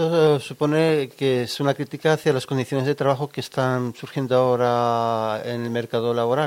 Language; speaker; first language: Spanish; native; Spanish